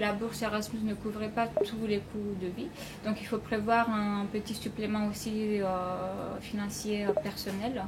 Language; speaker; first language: French; non-native, fluent; Romanian